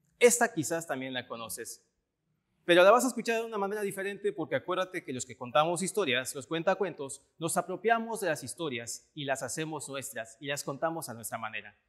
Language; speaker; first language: Spanish; native; Spanish